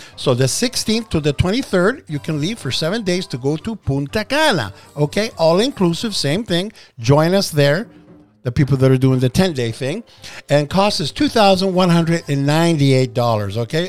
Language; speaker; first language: English; early bilingual, other home language; Italian